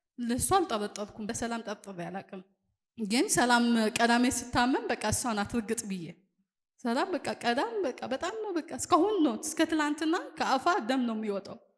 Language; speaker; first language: Amharic; non-native, local second language; Tigrinya